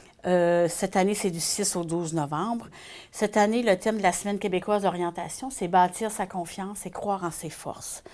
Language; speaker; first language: French; native; French